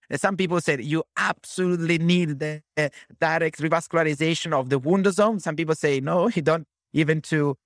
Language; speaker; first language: English; non-native, fluent; Italian